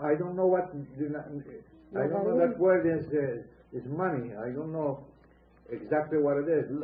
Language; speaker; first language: English; non-native, fluent; Ladino